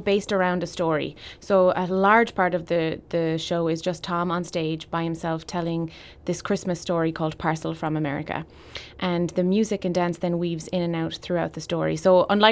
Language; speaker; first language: English; native; English